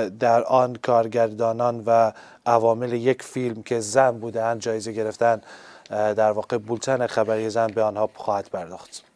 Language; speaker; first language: Persian; non-native, local second language; Central Kurdish